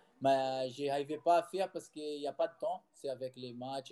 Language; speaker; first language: French; non-native, fluent; Portuguese